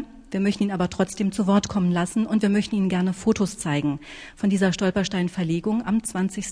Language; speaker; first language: German; native; German